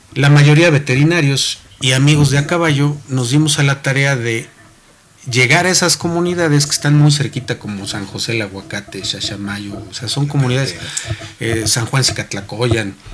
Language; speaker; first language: Spanish; native; Spanish